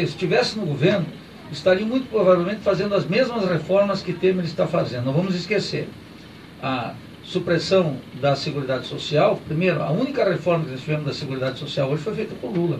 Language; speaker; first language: Portuguese; native; Portuguese